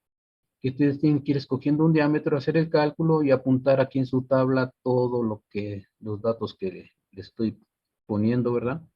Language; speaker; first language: Spanish; native; Spanish